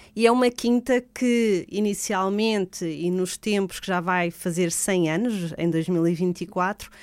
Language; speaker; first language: Portuguese; native; Portuguese